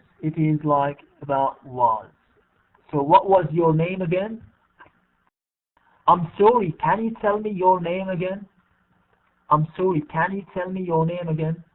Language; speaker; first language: English; non-native, fluent; Arabic